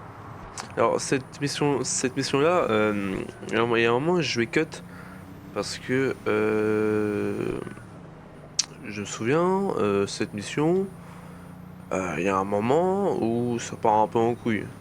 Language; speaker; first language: French; native; French